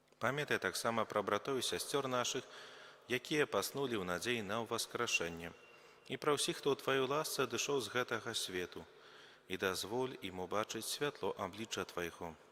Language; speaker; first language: Belarusian; native; Belarusian